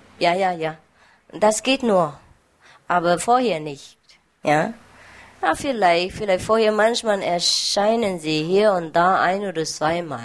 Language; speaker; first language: German; non-native, fluent; Vietnamese